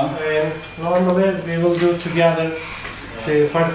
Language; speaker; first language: English; non-native, learner; Turkish